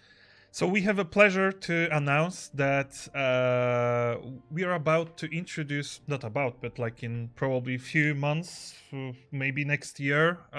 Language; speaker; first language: English; non-native, fluent; Polish